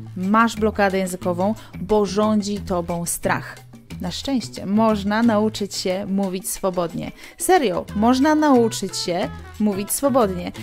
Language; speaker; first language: Polish; native; Polish